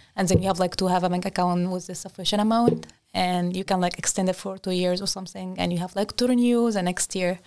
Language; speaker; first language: English; non-native, fluent; Arabic